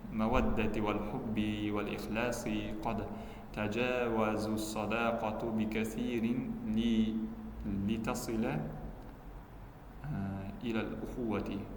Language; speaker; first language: Arabic; non-native, fluent; Uzbek